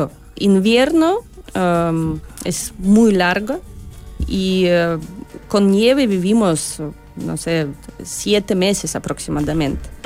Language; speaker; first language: Spanish; non-native, learner; Russian